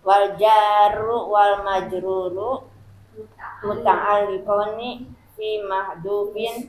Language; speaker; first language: Arabic; non-native, learner; Indonesian